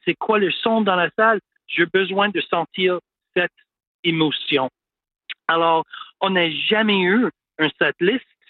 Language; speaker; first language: French; non-native, local second language; English